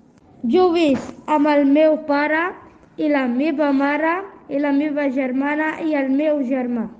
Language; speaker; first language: Catalan; non-native, learner; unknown